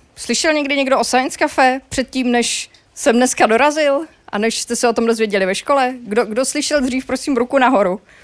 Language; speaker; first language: Czech; native; Czech